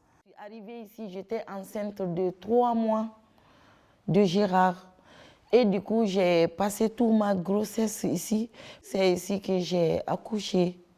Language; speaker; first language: French; non-native, local second language; Fula